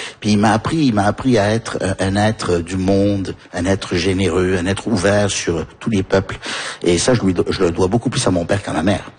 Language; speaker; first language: French; early bilingual, heritage; French